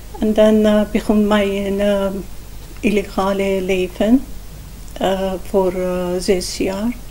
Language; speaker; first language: Dutch; non-native, learner; Persian